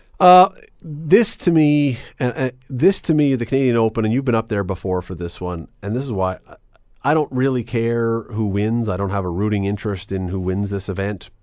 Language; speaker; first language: English; native; English